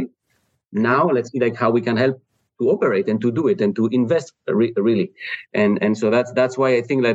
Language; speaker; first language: English; non-native, fluent; French